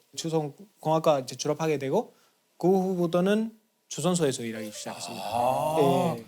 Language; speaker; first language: Korean; non-native, fluent; Spanish